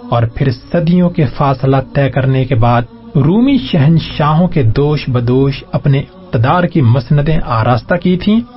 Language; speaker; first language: Urdu; native; Urdu